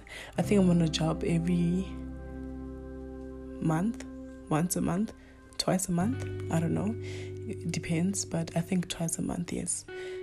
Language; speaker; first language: English; non-native, local second language; Northern Sotho